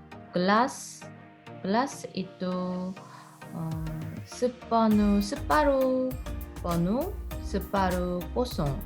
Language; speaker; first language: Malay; non-native, learner; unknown